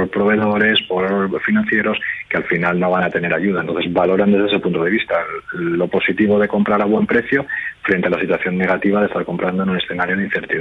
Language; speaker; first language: Spanish; native; Spanish